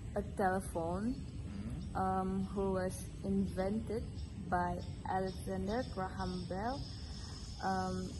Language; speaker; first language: English; non-native, local second language; Malay